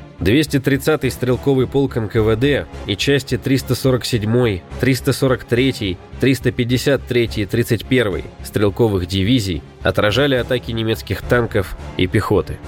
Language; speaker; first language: Russian; native; Russian